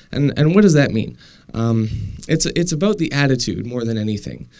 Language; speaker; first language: English; native; English